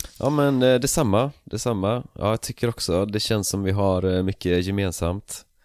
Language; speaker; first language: Swedish; native; Swedish